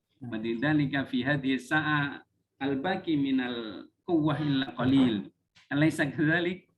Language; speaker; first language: Arabic; non-native, fluent; Indonesian